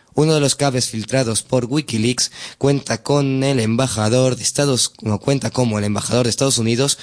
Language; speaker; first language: Spanish; non-native, local second language; Catalan